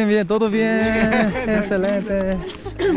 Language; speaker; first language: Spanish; non-native, learner; Korean